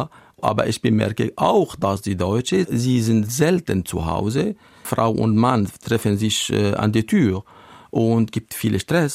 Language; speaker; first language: German; non-native, learner; Arabic